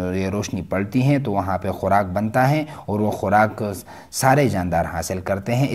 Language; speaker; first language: Urdu; non-native, local second language; Pashto